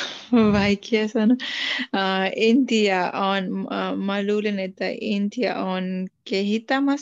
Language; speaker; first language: Finnish; non-native, learner; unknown